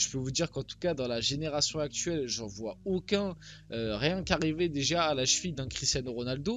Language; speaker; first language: French; early bilingual, other home language; Portuguese